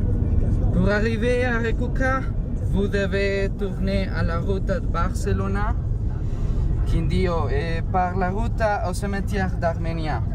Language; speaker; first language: French; non-native, learner; Spanish